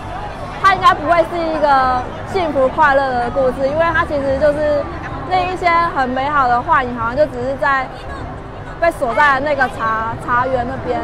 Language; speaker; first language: Chinese; native; Chinese